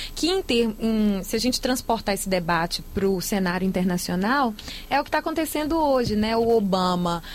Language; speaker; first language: Portuguese; native; Portuguese